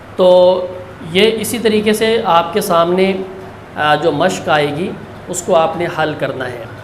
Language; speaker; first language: Urdu; native; Urdu